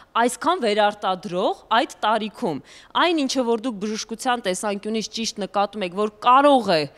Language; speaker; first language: Armenian; native; Armenian